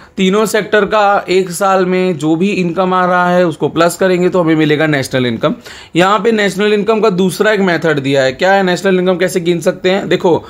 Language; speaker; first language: Hindi; non-native, local second language; Gujarati